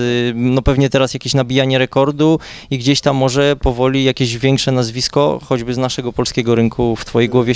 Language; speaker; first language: Polish; native; Polish